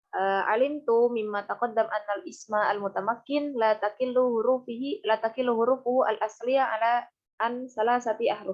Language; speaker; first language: Arabic; non-native, learner; Indonesian